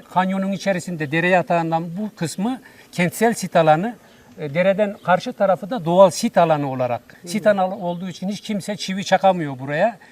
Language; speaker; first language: Turkish; native; Turkish